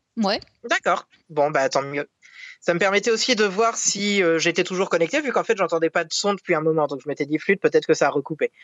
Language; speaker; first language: French; native; French